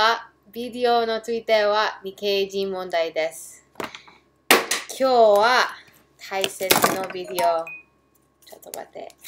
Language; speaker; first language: Japanese; early bilingual, heritage; English